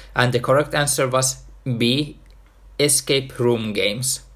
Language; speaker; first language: English; non-native, fluent; Finnish